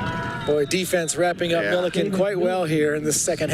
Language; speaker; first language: English; native; English